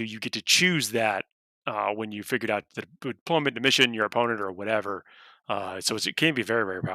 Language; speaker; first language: English; native; English